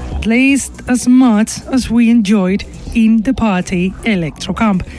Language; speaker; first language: English; non-native, fluent; Spanish